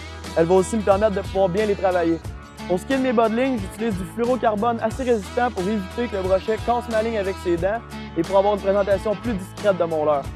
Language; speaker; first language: French; native; French